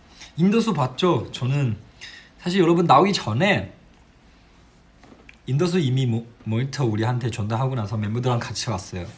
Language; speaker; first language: Korean; non-native, fluent; Chinese